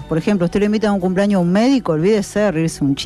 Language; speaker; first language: Spanish; native; Spanish